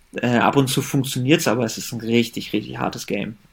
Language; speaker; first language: German; early bilingual, other home language; Persian